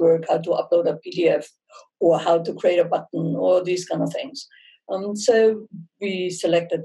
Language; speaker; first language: English; non-native, fluent; German